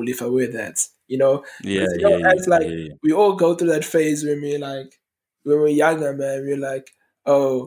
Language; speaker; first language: English; native; English